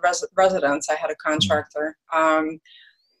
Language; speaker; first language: English; early bilingual, other home language; Ukrainian